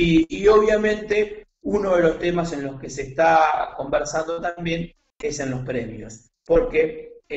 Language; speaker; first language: Spanish; native; Spanish